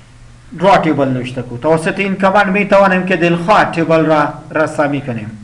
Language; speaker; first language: Persian; non-native, local second language; Pashto